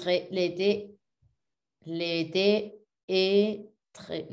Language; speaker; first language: French; non-native, learner; Spanish